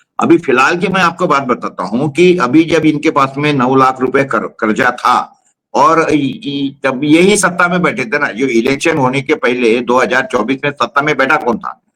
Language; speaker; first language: Hindi; non-native, local second language; Marathi